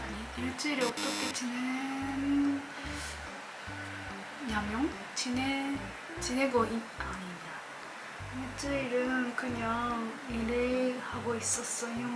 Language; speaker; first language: Korean; non-native, learner; Japanese